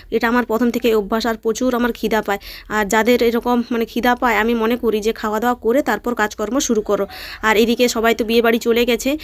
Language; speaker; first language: Bangla; native; Bangla